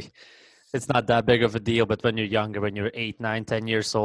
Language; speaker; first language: English; non-native, fluent; Latvian